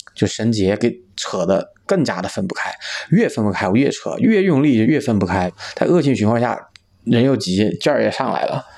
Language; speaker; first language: Chinese; native; Chinese